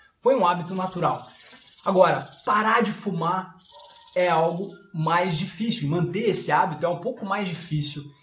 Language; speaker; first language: Portuguese; non-native, fluent; French